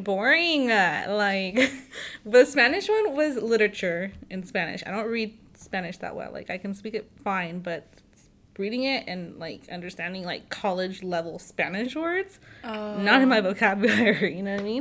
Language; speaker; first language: English; native; English